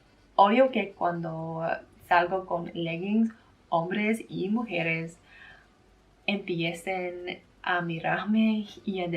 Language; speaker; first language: Spanish; non-native, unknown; English